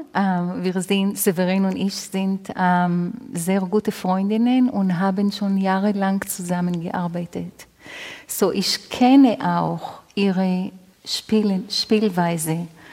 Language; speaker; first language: German; non-native, fluent; Hebrew